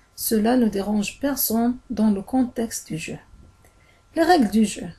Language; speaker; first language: French; non-native, local second language; Arabic